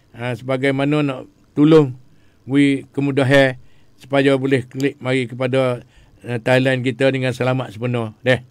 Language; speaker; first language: Malay; native; Malay